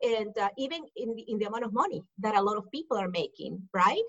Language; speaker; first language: English; non-native, fluent; Spanish